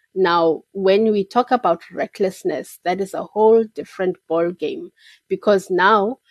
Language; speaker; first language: English; non-native, local second language; Xhosa